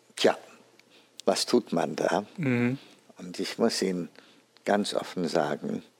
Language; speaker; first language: German; non-native, fluent; Amharic